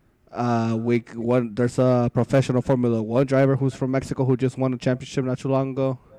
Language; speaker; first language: English; early bilingual, other home language; Spanish